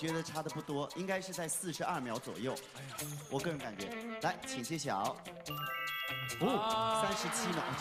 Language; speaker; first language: Chinese; native; Chinese